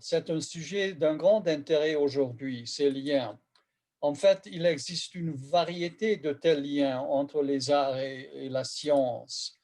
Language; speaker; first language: French; non-native, fluent; Hungarian